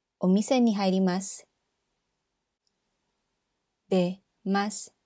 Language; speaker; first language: Japanese; non-native, fluent; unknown